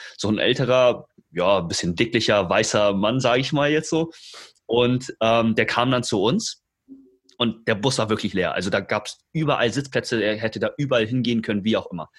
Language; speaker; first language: German; early bilingual, other home language; Chinese